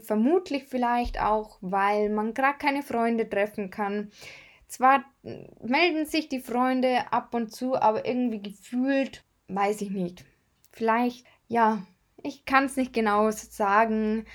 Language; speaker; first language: German; native; German